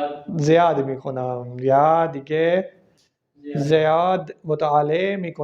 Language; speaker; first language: Persian; non-native, fluent; Urdu